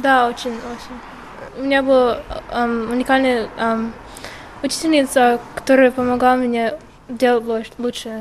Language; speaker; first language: Russian; early bilingual, heritage; Russian